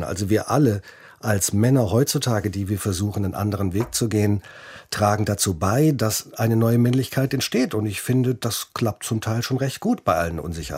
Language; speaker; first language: German; native; German